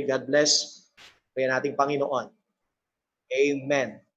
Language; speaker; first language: Filipino; native; Filipino